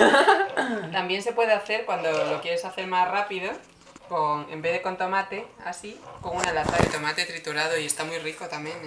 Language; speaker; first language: Spanish; native; Spanish